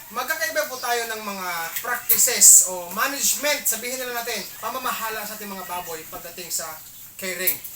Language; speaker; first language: Filipino; non-native, local second language; Cebuano